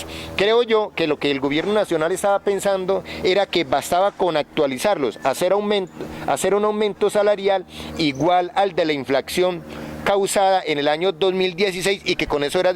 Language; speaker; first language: Spanish; native; Spanish